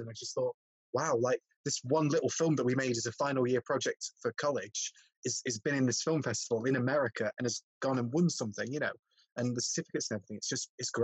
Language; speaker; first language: English; native; English